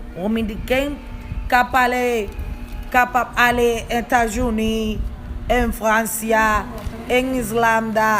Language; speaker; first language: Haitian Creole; non-native, learner; Spanish